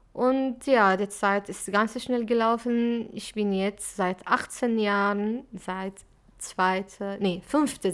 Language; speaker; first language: German; non-native, fluent; Arabic